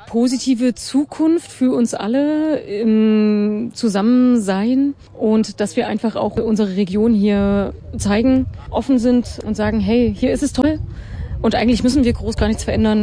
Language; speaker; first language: German; native; German